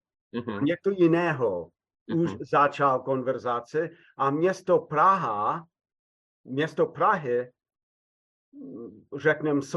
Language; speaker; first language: Czech; non-native, fluent; English